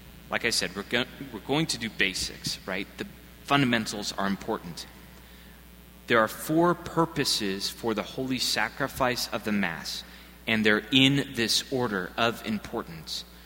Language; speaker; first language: English; native; English